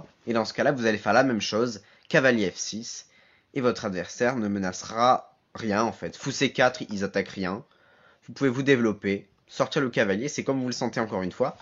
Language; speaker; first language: French; native; French